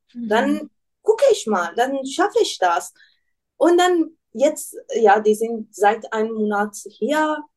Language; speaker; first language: German; non-native, learner; Persian